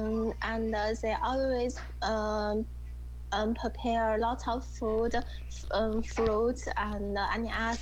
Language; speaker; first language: English; non-native, learner; Chinese